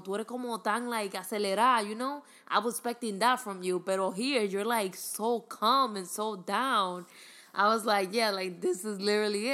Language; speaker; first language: English; early bilingual, other home language; Spanish